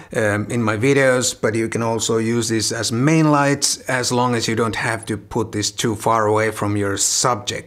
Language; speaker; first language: English; non-native, fluent; Finnish